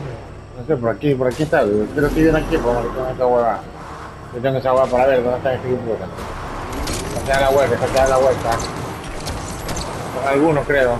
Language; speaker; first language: Spanish; native; Spanish